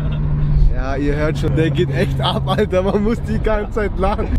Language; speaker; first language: German; early bilingual, other home language; Turkish